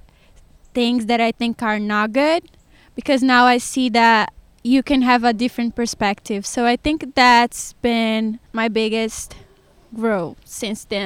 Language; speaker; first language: English; non-native, fluent; Portuguese